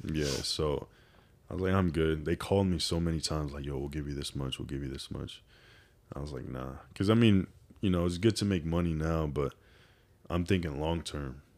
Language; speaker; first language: English; native; English